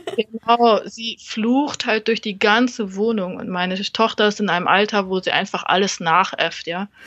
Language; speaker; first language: German; early bilingual, other home language; Vietnamese